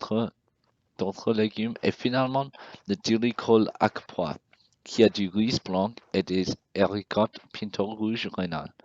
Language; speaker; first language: French; non-native, learner; English